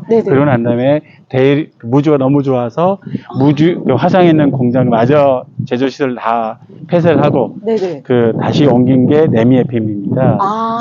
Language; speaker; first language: Korean; native; Korean